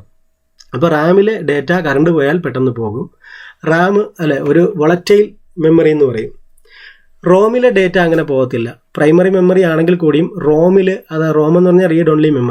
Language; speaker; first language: Malayalam; native; Malayalam